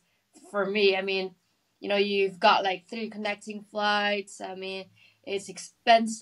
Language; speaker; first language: English; non-native, local second language; Filipino